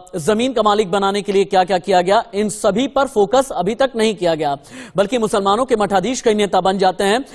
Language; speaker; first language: Hindi; native; Hindi